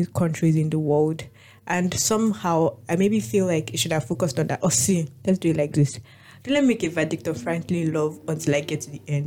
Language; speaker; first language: English; non-native, local second language; Yoruba